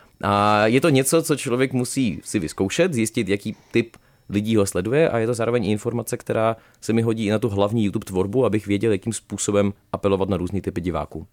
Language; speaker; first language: Czech; early bilingual, other home language; Russian